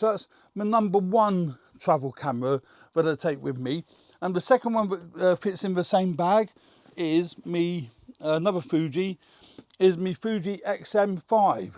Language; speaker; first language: English; native; English